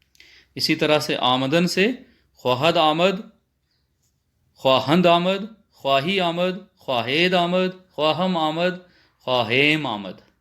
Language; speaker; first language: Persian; non-native, fluent; Urdu